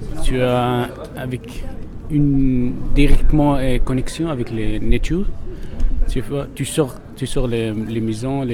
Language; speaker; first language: French; non-native, learner; Arabic